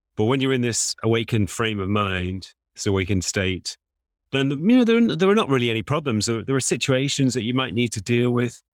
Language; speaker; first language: English; native; English